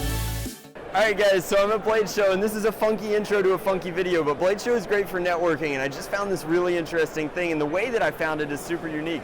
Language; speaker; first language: English; native; English